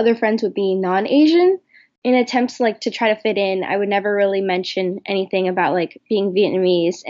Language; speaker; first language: English; native; English